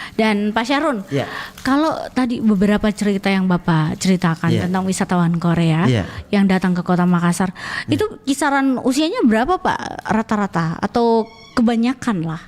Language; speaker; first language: Indonesian; native; Indonesian